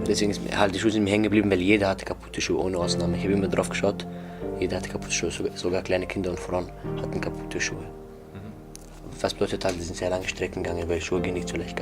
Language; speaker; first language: German; early bilingual, other home language; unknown